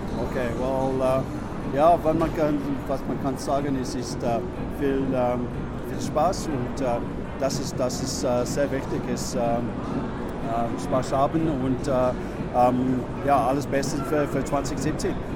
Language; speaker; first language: German; non-native, learner; English